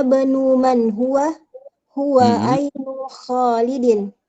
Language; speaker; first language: Arabic; non-native, learner; Indonesian